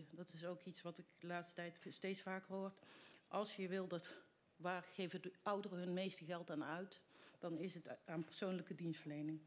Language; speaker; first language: Dutch; native; Dutch